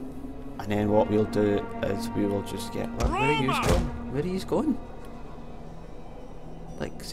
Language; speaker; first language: English; native; English